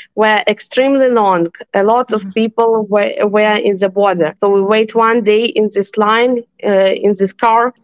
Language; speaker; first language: English; non-native, learner; Ukrainian